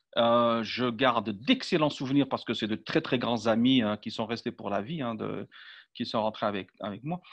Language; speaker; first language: French; non-native, local second language; Arabic